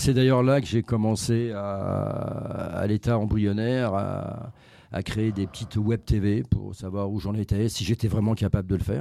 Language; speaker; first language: French; native; French